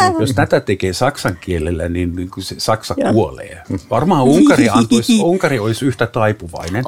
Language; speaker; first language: Finnish; non-native, fluent; German